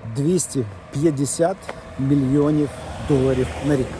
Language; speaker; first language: Ukrainian; non-native, fluent; Lithuanian